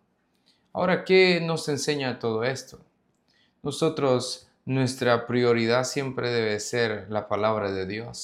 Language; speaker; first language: Spanish; native; Spanish